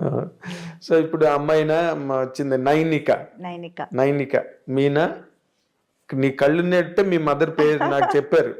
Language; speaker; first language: Telugu; native; Telugu